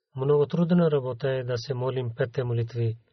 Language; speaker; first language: Bulgarian; non-native, learner; Urdu